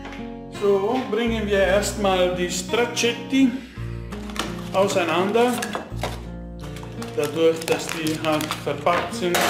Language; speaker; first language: German; non-native, fluent; Italian